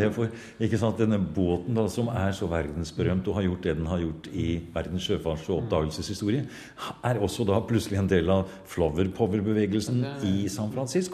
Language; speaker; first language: Norwegian; native; Norwegian